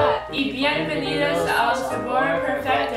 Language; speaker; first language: Spanish; non-native, learner; English